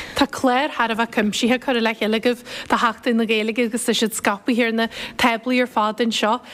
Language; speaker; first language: Irish; native; Irish